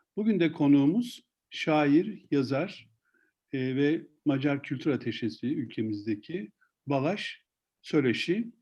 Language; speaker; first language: Turkish; native; Turkish